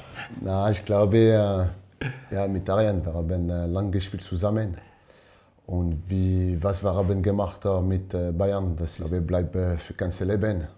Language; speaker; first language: German; non-native, learner; French